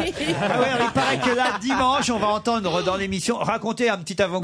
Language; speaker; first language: French; native; French